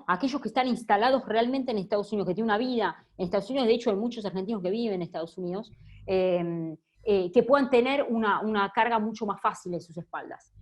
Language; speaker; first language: Spanish; native; Spanish